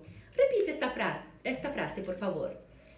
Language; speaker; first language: Spanish; non-native, fluent; Portuguese